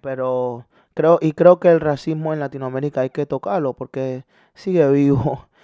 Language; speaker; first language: Spanish; early bilingual, heritage; Spanish